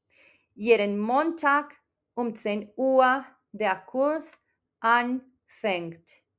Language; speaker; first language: German; non-native, fluent; Spanish